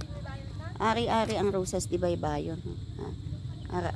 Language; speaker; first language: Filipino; non-native, local second language; Hiligaynon